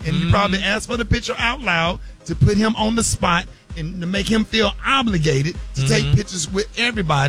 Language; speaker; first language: English; native; English